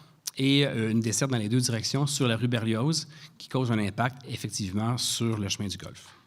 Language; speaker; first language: French; native; French